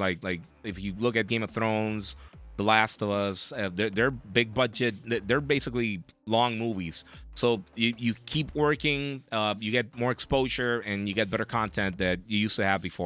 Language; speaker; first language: English; non-native, local second language; Spanish